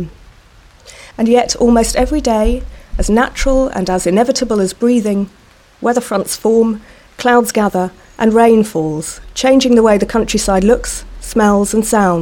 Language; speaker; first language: English; native; English